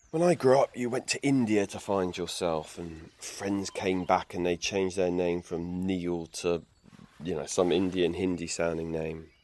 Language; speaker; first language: English; native; English